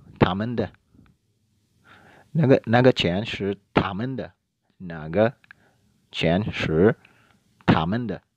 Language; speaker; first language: Chinese; non-native, learner; Filipino